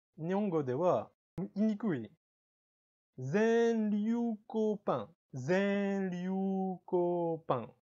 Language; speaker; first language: Japanese; non-native, fluent; French